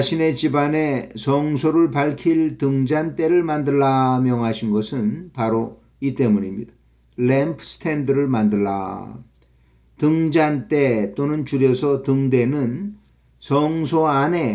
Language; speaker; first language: Korean; native; Korean